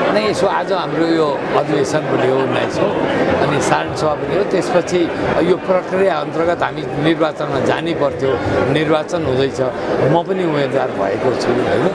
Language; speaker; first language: Nepali; native; Nepali